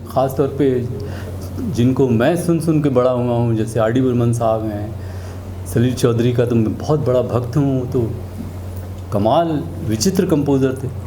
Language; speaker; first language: Hindi; native; Hindi